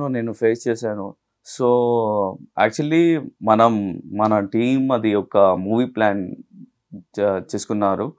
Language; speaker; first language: Telugu; non-native, learner; Hindi